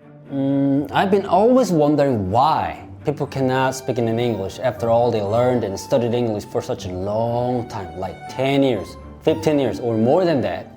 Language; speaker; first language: English; non-native, fluent; Korean